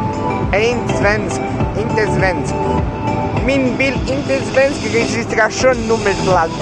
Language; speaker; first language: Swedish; non-native, learner; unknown